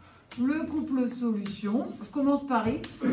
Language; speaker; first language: French; native; French